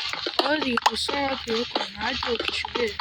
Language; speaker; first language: Persian; native; Persian